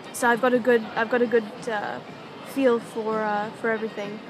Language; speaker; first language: English; native; English